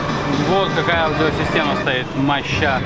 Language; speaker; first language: Russian; native; Russian